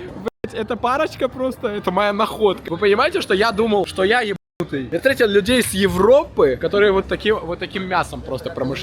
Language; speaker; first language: Russian; native; Russian